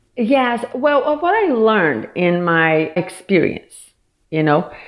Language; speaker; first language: English; non-native, fluent; Portuguese